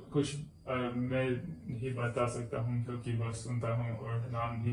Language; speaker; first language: Hindi; non-native, learner; English